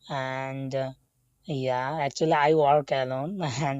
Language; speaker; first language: English; non-native, learner; Bangla